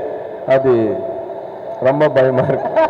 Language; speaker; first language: Tamil; non-native, learner; Telugu